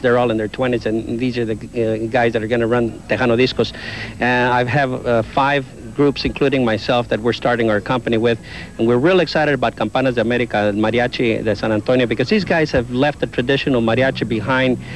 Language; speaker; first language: English; early bilingual, other home language; Spanish